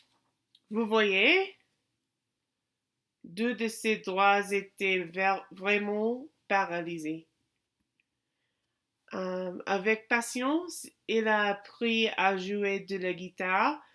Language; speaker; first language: French; non-native, learner; English